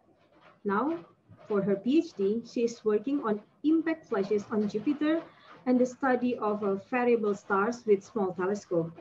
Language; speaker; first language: English; non-native, fluent; Indonesian